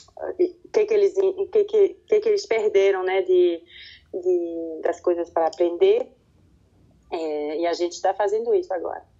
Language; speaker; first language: Portuguese; non-native, fluent; French